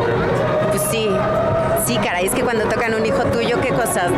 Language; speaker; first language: Spanish; native; Spanish